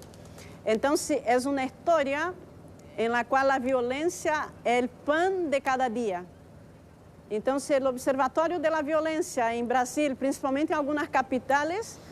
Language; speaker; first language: Spanish; non-native, fluent; Portuguese